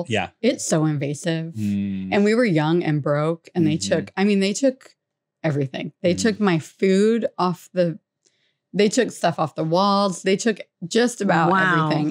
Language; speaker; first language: English; native; English